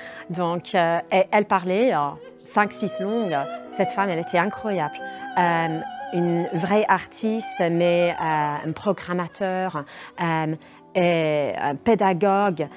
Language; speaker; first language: French; non-native, fluent; English